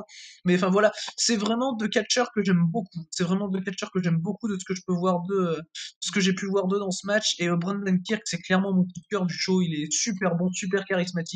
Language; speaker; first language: French; native; French